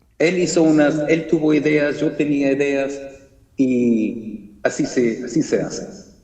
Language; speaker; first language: Spanish; early bilingual, heritage; German